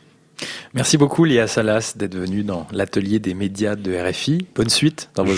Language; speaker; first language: French; native; French